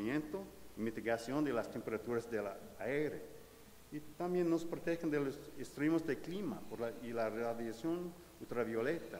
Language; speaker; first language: Spanish; non-native, fluent; English